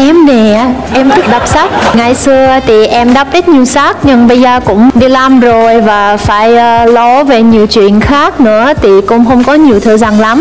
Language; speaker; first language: Vietnamese; non-native, fluent; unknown